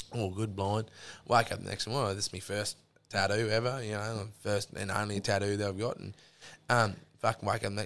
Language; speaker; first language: English; native; English